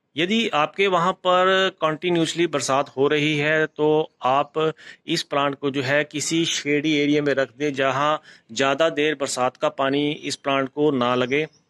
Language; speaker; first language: Hindi; native; Hindi